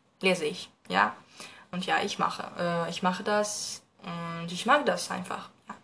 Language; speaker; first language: German; non-native, learner; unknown